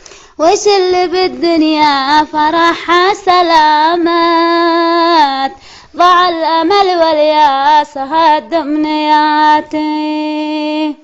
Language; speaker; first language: Arabic; native; Arabic